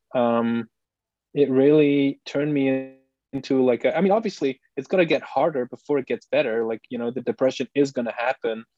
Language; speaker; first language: English; non-native, fluent; Dutch